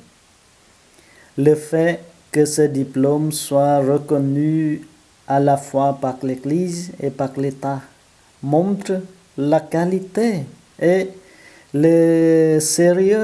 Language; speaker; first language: French; non-native, fluent; Vietnamese